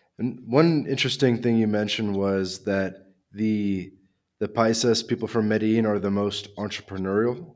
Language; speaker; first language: English; native; English